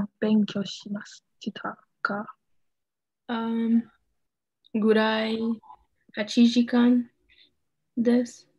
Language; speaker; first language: Japanese; non-native, learner; English